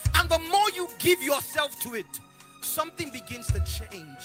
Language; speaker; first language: English; non-native, local second language; Yoruba